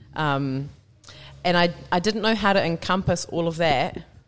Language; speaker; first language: English; native; English